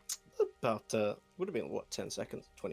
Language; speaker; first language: English; native; English